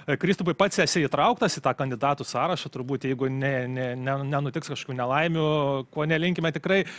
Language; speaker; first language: Lithuanian; native; Lithuanian